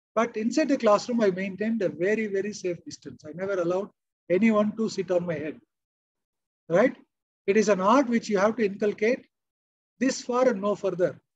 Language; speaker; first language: English; non-native, local second language; Kannada